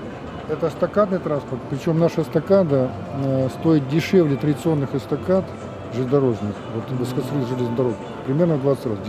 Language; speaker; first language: Russian; native; Russian